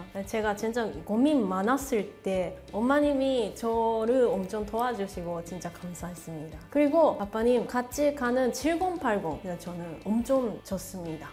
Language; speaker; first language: Korean; non-native, learner; Japanese